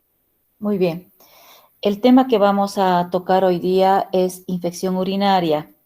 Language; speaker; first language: Spanish; native; Spanish